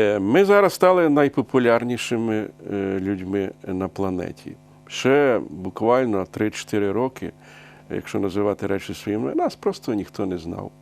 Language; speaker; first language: Ukrainian; native; Ukrainian